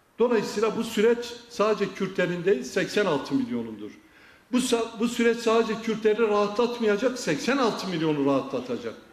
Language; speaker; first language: Turkish; non-native, local second language; Kurdish